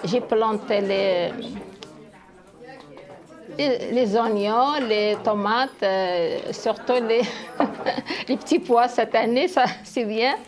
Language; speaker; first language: French; non-native, fluent; Ukrainian